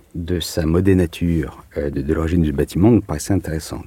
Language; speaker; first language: French; native; French